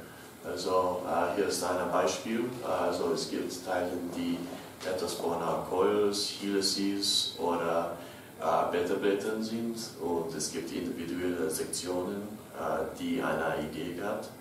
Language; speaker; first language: German; non-native, learner; English